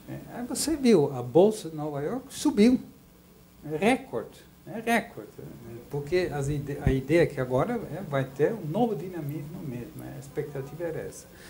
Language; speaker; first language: Portuguese; non-native, fluent; Dutch